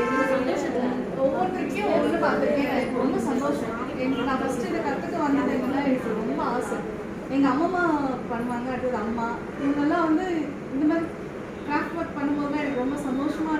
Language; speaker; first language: Tamil; non-native, learner; Bangla